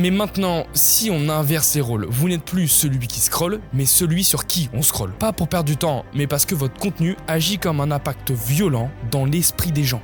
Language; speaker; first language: French; native; French